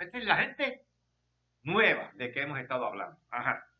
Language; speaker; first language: Spanish; native; Spanish